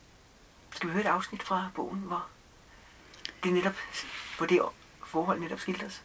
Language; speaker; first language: Danish; native; Danish